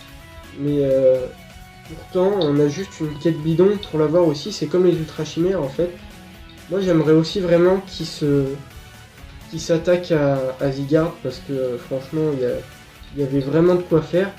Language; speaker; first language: French; native; French